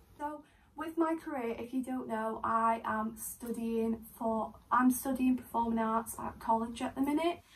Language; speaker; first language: English; native; English